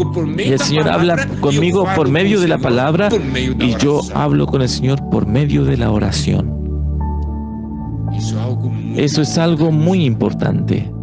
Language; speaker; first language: Spanish; non-native, fluent; Portuguese